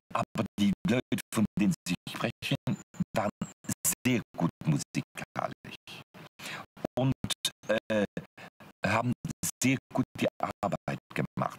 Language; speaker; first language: German; non-native, fluent; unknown